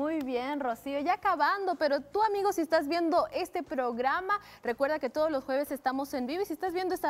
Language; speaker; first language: Spanish; native; Spanish